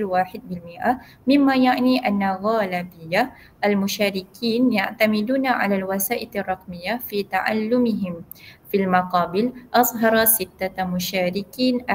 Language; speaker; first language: Arabic; non-native, learner; Malay